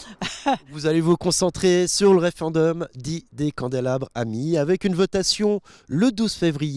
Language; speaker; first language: French; native; French